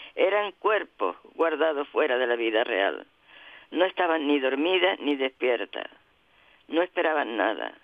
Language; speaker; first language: Spanish; native; Spanish